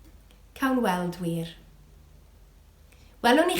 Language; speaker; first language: Welsh; native; Welsh